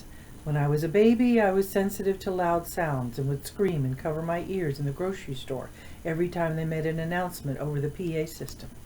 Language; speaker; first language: English; native; English